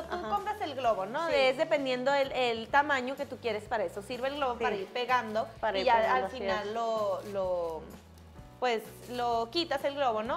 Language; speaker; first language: Spanish; native; Spanish